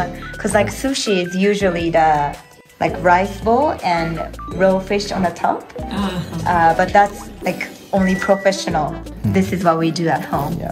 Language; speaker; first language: English; non-native, fluent; Japanese